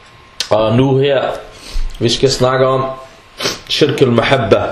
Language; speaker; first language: Danish; non-native, fluent; Arabic